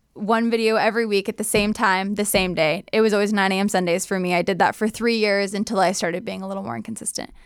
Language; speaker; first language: English; native; English